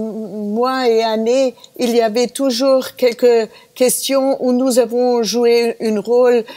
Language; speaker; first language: French; non-native, fluent; German